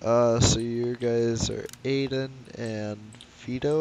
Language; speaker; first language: English; native; English